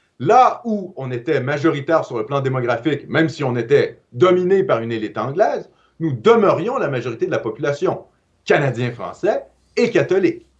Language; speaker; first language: French; native; French